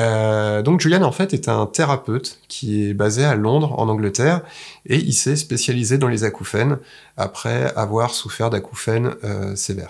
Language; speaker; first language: French; native; French